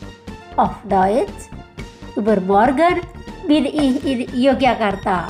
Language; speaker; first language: German; non-native, fluent; Indonesian